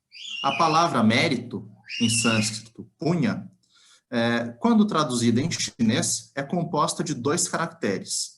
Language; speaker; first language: Portuguese; native; Portuguese